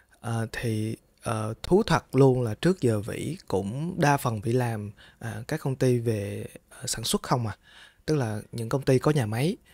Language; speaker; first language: Vietnamese; native; Vietnamese